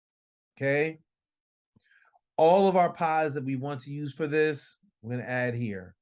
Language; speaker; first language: English; native; English